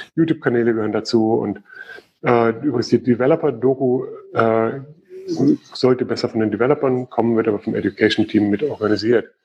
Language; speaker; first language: German; native; German